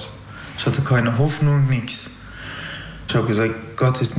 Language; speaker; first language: German; non-native, learner; Persian